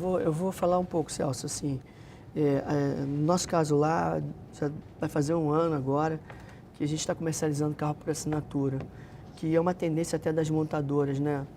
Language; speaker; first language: Portuguese; native; Portuguese